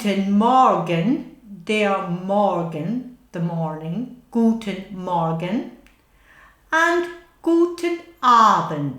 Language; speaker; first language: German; non-native, fluent; English